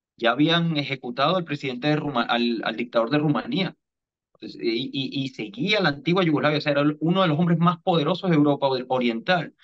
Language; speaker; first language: Spanish; native; Spanish